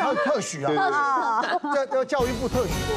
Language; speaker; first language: Chinese; native; Chinese